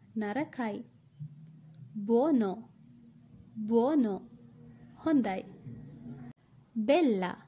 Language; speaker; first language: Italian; non-native, fluent; Sinhala